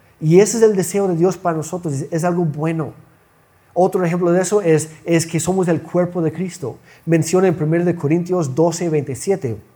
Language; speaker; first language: Spanish; non-native, fluent; English